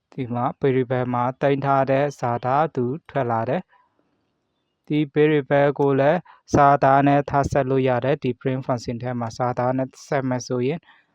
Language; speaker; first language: Burmese; native; Burmese